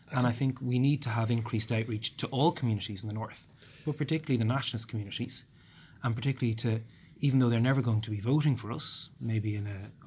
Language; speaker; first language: English; native; English